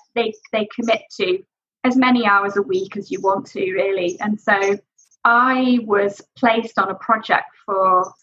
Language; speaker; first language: English; native; English